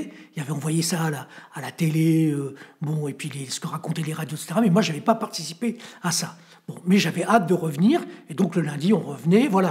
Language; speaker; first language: French; native; French